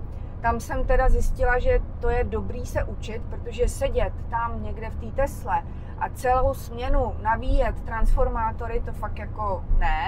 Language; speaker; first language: Czech; native; Czech